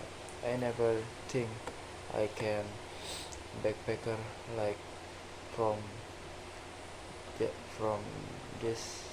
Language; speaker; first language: English; non-native, learner; Indonesian